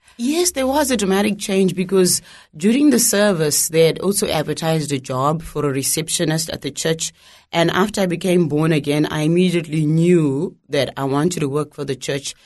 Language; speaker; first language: English; non-native, local second language; Shona